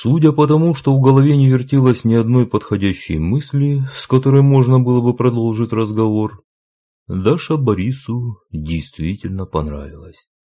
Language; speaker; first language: Russian; native; Russian